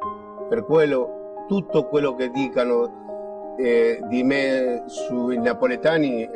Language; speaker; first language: Italian; non-native, fluent; Spanish